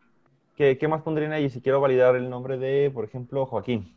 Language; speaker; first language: Spanish; native; Spanish